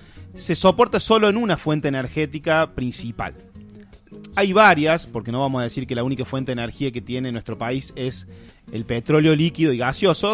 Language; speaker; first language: Spanish; native; Spanish